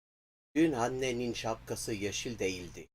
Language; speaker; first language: Turkish; non-native, learner; English